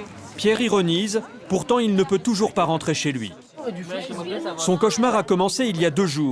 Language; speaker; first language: French; native; French